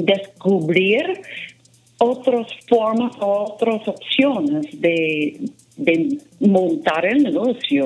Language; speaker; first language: Spanish; non-native, fluent; English